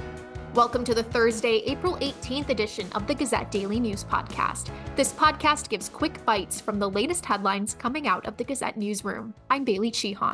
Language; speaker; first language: English; native; English